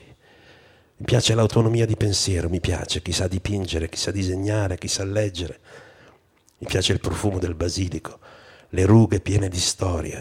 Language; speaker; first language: Italian; native; Italian